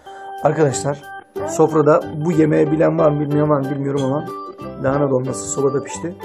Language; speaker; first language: Turkish; native; Turkish